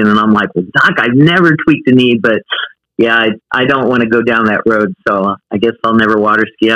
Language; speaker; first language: English; native; English